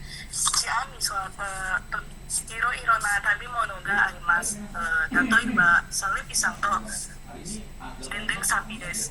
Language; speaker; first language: Japanese; non-native, learner; Indonesian